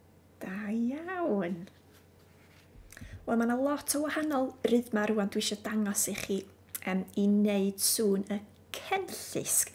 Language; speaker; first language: Welsh; native; Welsh